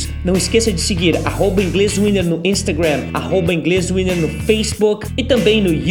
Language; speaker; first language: Portuguese; native; Portuguese